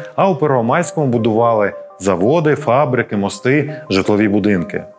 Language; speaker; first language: Ukrainian; native; Ukrainian